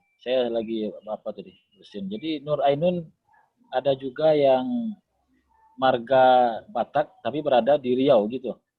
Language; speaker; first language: Indonesian; non-native, local second language; Minangkabau